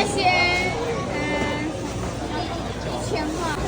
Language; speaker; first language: Chinese; non-native, learner; Khmer